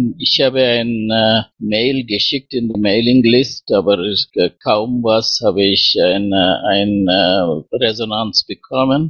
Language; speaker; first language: German; non-native, learner; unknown